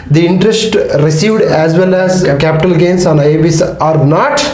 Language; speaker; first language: English; non-native, local second language; Kannada